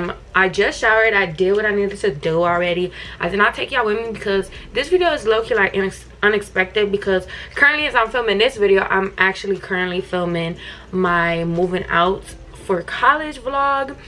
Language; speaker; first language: English; native; English